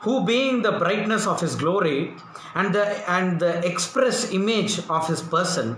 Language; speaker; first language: English; non-native, local second language; Telugu